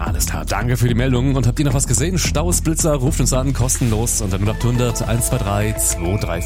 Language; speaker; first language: German; native; German